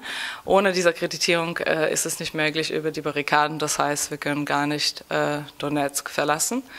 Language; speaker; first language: German; non-native, fluent; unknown